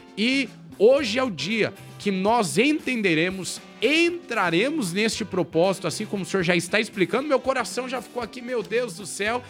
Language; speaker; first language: Portuguese; native; Portuguese